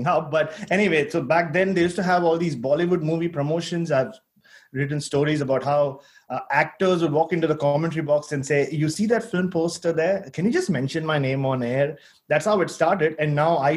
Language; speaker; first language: English; non-native, local second language; Tamil